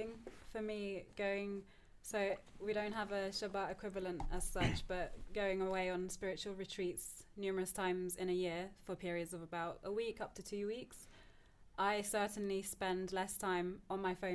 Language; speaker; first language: English; early bilingual, other home language; Turkish